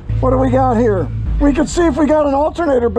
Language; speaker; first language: English; native; English